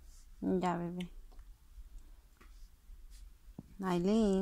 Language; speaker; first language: Spanish; native; Spanish